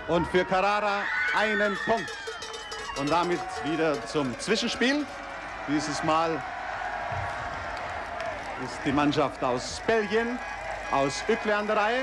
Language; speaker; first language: German; native; German